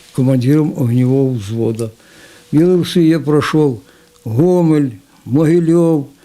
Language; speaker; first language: Russian; non-native, local second language; Ukrainian